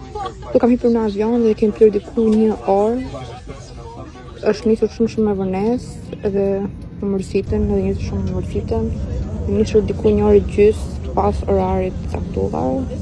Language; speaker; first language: Albanian; early bilingual, heritage; Albanian